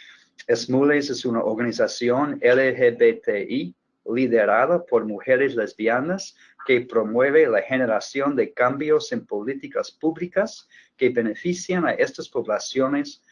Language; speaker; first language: Spanish; non-native, fluent; English